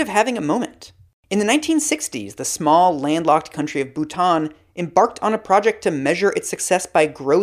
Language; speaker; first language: English; native; English